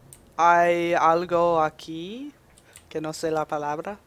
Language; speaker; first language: Spanish; non-native, learner; English